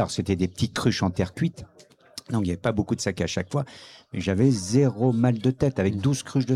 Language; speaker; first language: French; native; French